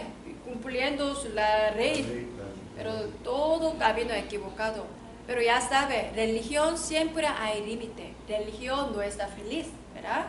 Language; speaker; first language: Spanish; non-native, learner; Korean